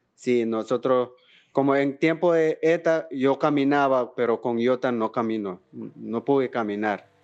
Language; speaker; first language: Spanish; non-native, local second language; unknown